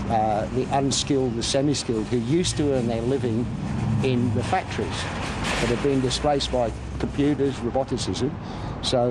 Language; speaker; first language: English; native; English